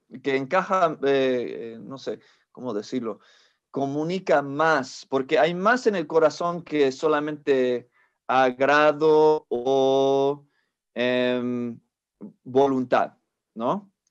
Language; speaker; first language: Spanish; non-native, fluent; English